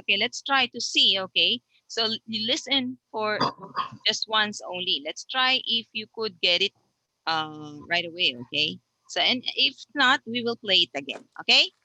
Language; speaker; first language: English; non-native, fluent; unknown